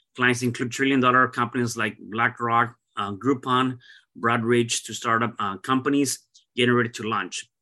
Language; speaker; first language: English; early bilingual, other home language; Spanish